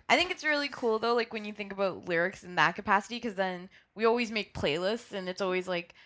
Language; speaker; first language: English; native; English